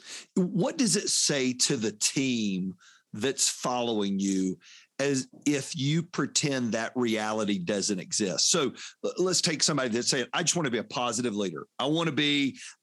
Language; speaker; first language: English; native; English